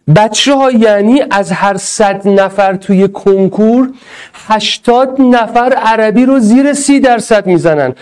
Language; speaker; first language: Persian; non-native, local second language; Arabic